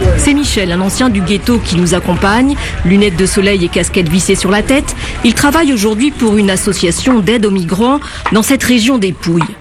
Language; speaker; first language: French; native; French